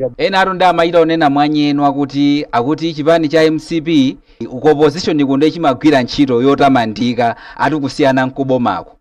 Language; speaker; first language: Nyanja; native; Nyanja